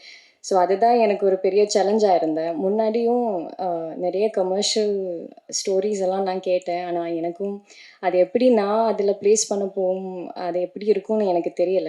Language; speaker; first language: Tamil; non-native, learner; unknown